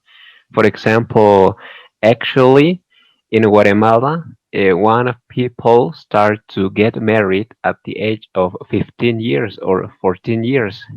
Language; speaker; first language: English; non-native, learner; Spanish